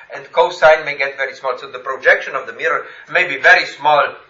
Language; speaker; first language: English; non-native, fluent; Slovenian